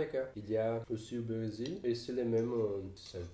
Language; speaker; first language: French; non-native, learner; Portuguese